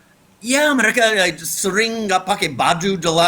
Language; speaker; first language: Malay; non-native, learner; English